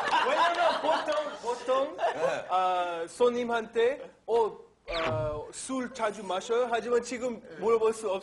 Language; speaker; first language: Korean; non-native, learner; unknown